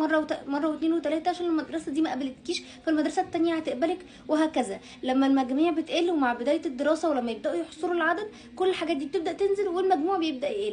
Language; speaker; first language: Arabic; native; Arabic